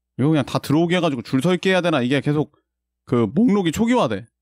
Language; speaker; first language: Korean; native; Korean